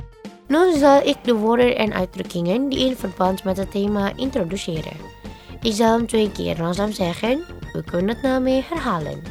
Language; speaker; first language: Dutch; non-native, learner; Indonesian